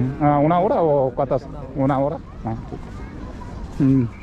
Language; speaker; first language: Spanish; non-native, learner; Korean